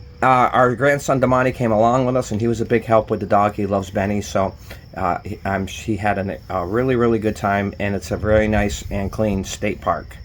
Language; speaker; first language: English; native; English